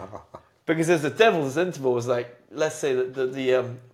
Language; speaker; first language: English; native; English